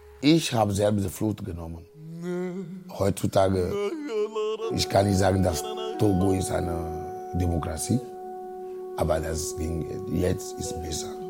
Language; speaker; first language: German; non-native, fluent; Ewe